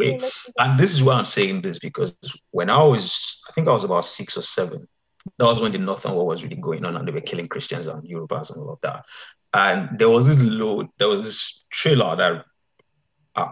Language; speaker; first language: English; non-native, local second language; Yoruba